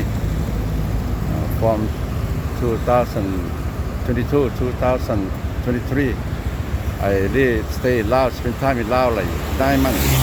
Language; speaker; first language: English; non-native, local second language; Lao